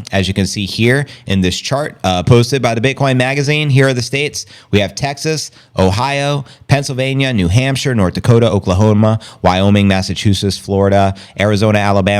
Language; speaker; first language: English; native; English